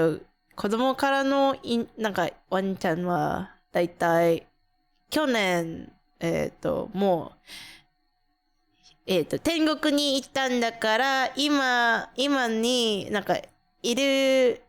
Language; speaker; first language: Japanese; non-native, fluent; Indonesian